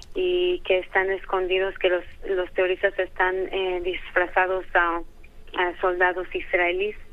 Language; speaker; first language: Spanish; early bilingual, heritage; Hebrew